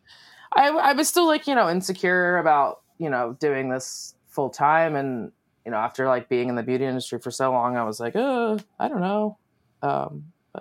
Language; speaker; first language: English; native; English